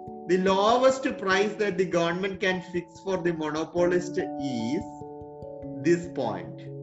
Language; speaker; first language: English; non-native, local second language; Malayalam